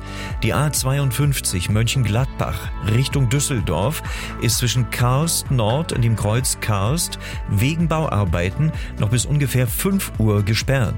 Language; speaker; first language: German; native; German